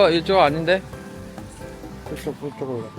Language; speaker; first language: Korean; native; Korean